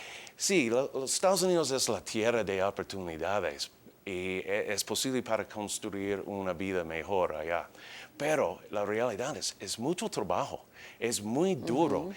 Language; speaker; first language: Spanish; early bilingual, heritage; English